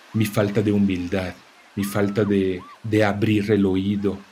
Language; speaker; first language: Spanish; non-native, fluent; Portuguese